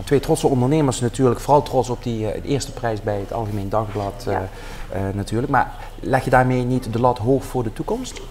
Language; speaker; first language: Dutch; native; Dutch